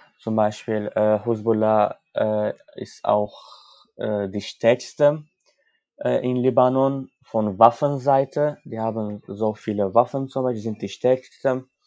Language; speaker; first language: German; non-native, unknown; Armenian